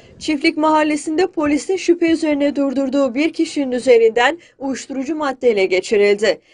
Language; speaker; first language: Turkish; native; Turkish